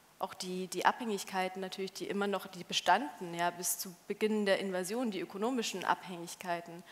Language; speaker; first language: German; early bilingual, other home language; Polish